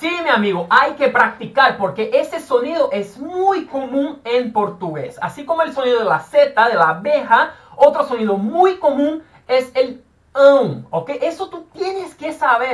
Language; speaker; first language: Spanish; non-native, fluent; Portuguese